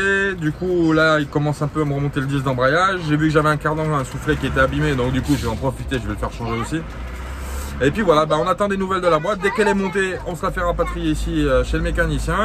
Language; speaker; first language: French; native; French